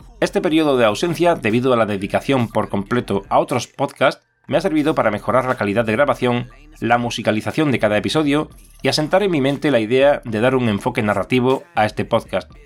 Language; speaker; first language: Spanish; native; Spanish